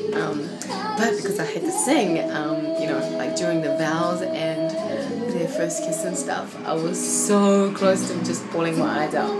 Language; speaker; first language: English; early bilingual, other home language; Japanese